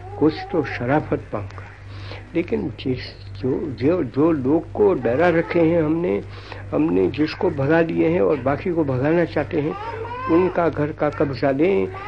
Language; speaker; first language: Hindi; non-native, local second language; Gujarati